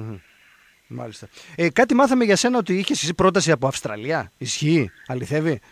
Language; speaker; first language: Greek; native; Greek